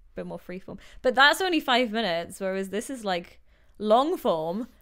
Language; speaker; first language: English; native; English